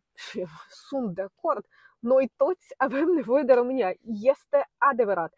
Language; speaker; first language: Romanian; non-native, fluent; Ukrainian